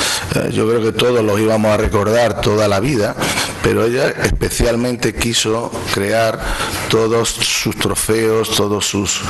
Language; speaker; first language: Spanish; native; Spanish